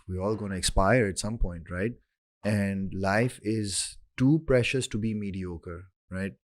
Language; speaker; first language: English; non-native, local second language; Urdu